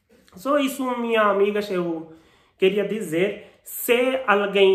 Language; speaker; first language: Portuguese; non-native, learner; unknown